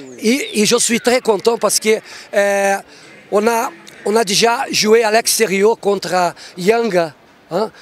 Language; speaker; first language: French; non-native, fluent; Portuguese